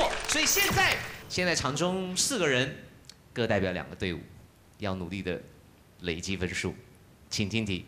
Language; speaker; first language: Chinese; native; Chinese